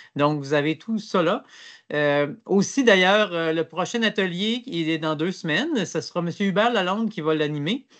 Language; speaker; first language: French; native; French